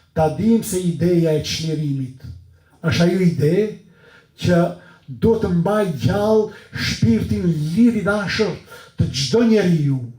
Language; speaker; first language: Albanian; native; Albanian